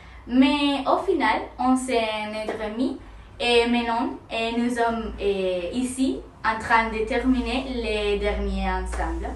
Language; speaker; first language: French; non-native, learner; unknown